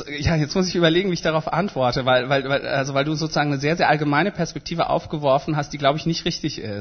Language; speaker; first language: German; native; German